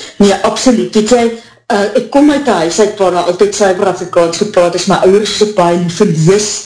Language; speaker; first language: Afrikaans; native; Afrikaans